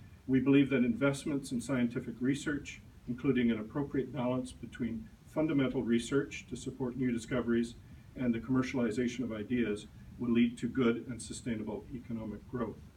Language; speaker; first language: English; native; English